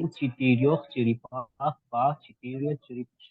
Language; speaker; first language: Russian; non-native, learner; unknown